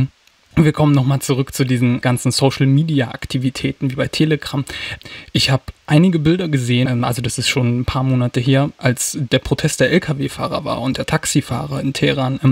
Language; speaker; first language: German; native; German